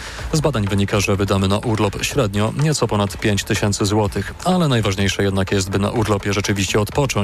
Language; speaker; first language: Polish; native; Polish